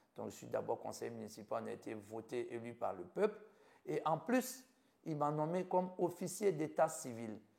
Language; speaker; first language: French; native; French